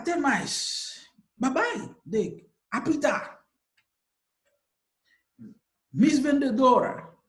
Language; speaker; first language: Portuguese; non-native, fluent; Haitian Creole